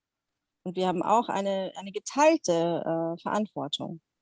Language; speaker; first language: German; non-native, fluent; Dutch